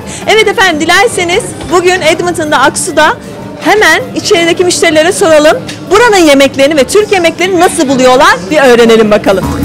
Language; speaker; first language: Turkish; native; Turkish